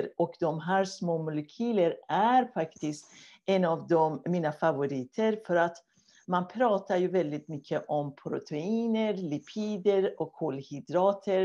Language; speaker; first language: Swedish; non-native, fluent; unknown